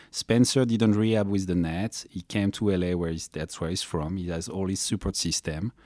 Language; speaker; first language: English; non-native, fluent; French